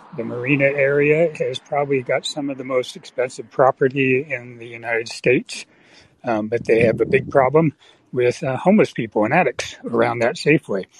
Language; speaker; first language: English; native; English